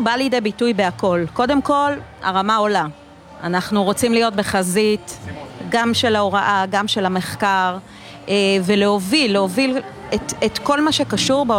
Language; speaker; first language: Hebrew; native; Hebrew